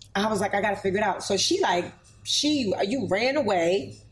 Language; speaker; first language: English; native; English